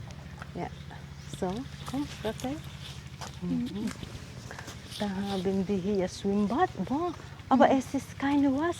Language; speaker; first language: German; non-native, learner; Filipino